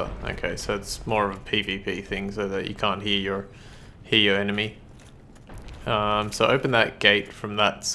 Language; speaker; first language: English; native; English